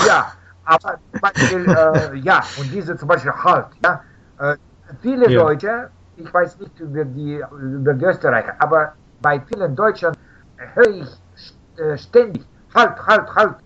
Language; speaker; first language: German; non-native, fluent; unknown